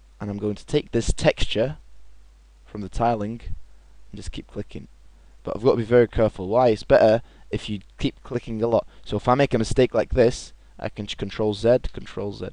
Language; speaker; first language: English; native; English